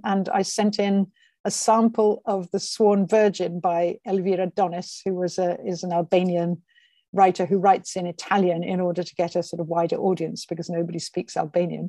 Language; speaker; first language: English; native; English